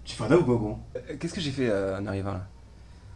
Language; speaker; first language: French; native; French